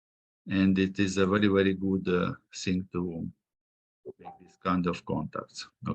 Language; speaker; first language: English; non-native, fluent; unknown